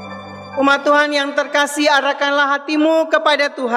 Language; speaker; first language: Indonesian; native; Indonesian